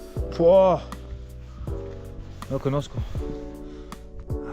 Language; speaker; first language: Spanish; non-native, learner; English